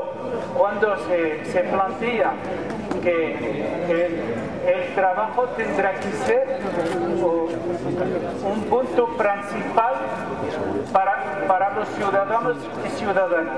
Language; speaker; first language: Spanish; non-native, fluent; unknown